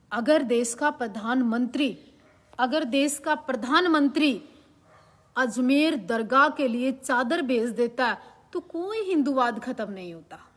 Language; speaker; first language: Hindi; native; Hindi